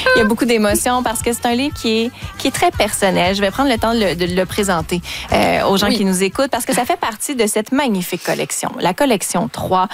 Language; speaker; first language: French; native; French